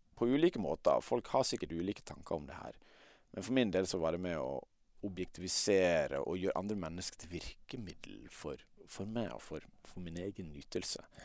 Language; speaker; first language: Norwegian; native; Norwegian